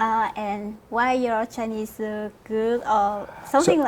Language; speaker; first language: English; non-native, learner; Vietnamese